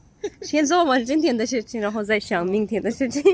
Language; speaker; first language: Chinese; non-native, fluent; Urdu